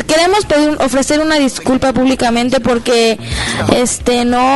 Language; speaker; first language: Spanish; native; Spanish